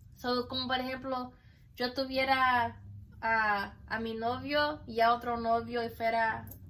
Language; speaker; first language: Spanish; early bilingual, heritage; Spanish